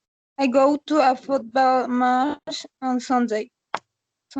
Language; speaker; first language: English; non-native, learner; Spanish